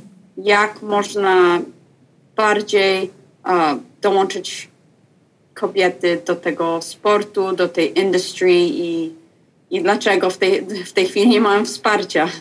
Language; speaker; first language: Polish; early bilingual, heritage; Polish